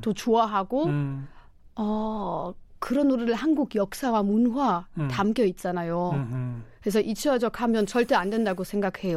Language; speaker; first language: Korean; non-native, fluent; German